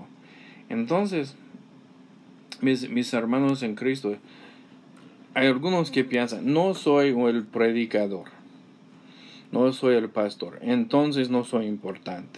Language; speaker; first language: Spanish; non-native, fluent; English